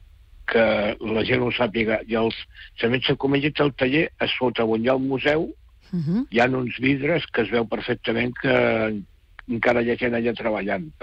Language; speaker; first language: Catalan; native; Catalan